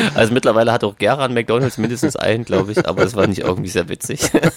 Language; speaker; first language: German; native; German